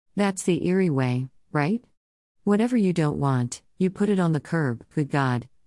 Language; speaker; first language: English; native; English